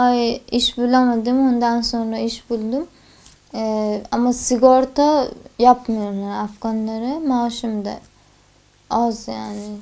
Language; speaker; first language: Turkish; non-native, learner; Persian